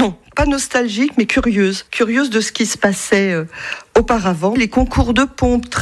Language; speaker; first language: French; native; French